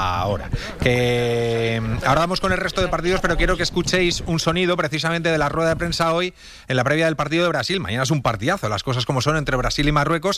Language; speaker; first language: Spanish; native; Spanish